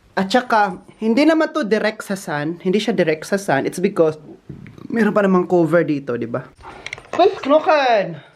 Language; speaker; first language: Filipino; non-native, local second language; Cebuano